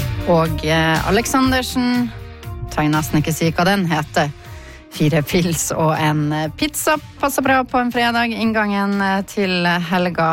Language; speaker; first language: Norwegian; native; Norwegian